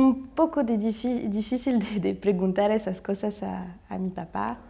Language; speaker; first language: Spanish; non-native, fluent; Russian